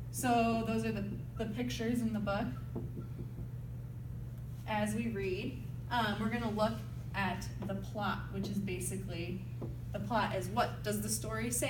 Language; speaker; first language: English; native; English